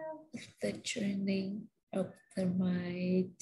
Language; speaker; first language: English; non-native, learner; Vietnamese